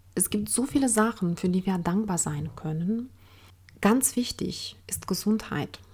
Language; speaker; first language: German; non-native, fluent; Ukrainian